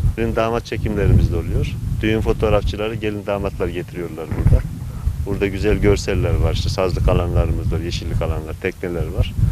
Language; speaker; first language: Turkish; native; Turkish